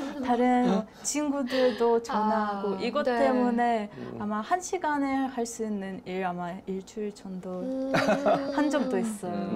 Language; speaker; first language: Korean; non-native, fluent; Russian